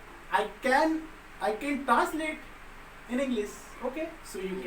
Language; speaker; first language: English; non-native, local second language; Hindi